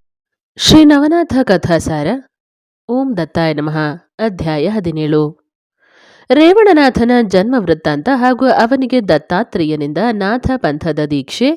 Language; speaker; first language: Kannada; native; Kannada